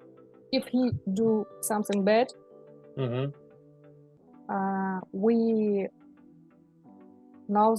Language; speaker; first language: English; non-native, learner; Russian